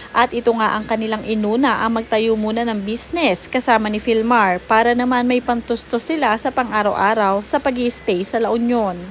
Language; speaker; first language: Filipino; native; Filipino